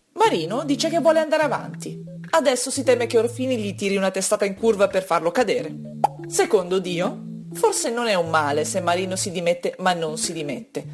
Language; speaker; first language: Italian; native; Italian